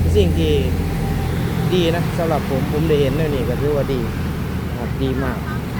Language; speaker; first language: Thai; native; Thai